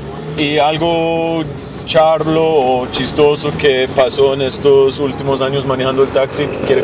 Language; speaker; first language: Spanish; non-native, learner; English